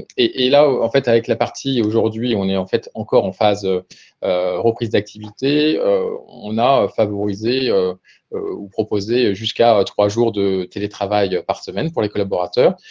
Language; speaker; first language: French; native; French